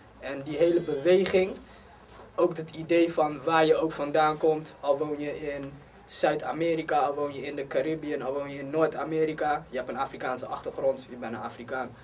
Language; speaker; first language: Dutch; early bilingual, other home language; Somali